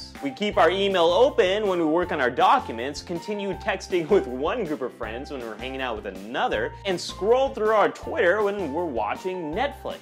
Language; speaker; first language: English; native; English